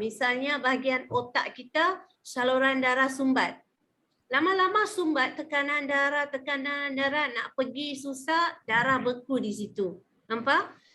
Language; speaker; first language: Malay; native; Malay